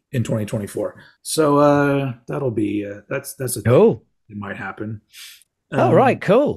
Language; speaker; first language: English; native; English